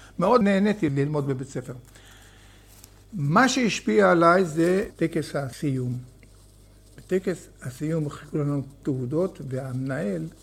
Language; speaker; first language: Hebrew; native; Hebrew